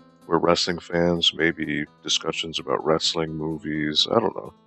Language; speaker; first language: English; native; English